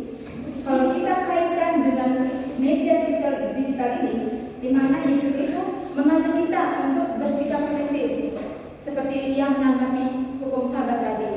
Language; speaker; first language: Indonesian; native; Indonesian